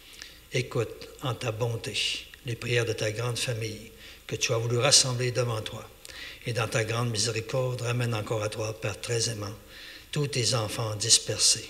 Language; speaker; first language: French; native; French